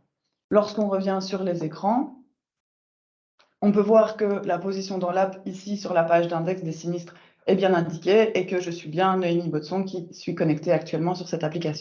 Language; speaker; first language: French; native; French